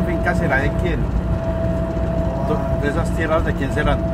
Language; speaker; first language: Spanish; native; Spanish